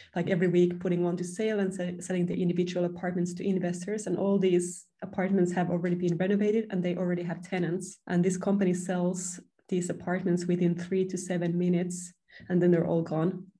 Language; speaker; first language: English; non-native, fluent; Finnish